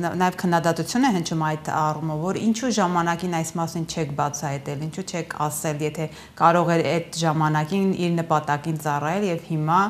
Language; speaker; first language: Armenian; native; Armenian